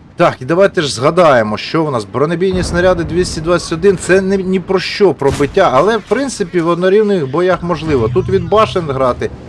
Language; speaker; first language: Ukrainian; native; Ukrainian